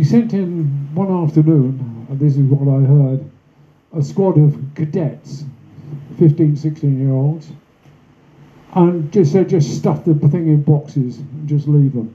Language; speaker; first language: English; native; English